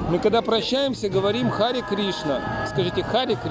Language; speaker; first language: Russian; native; Russian